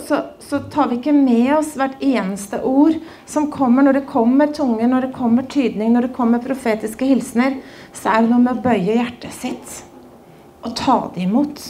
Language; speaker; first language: Norwegian; native; Norwegian